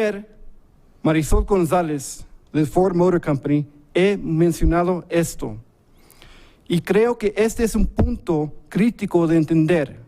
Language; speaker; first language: Spanish; early bilingual, heritage; English